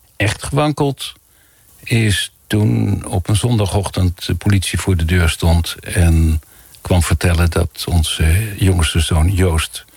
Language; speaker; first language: Dutch; native; Dutch